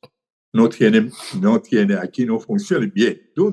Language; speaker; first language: Portuguese; non-native, learner; Persian